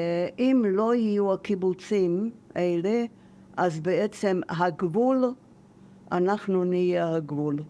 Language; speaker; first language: Hebrew; non-native, fluent; German